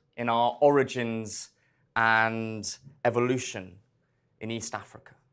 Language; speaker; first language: English; native; English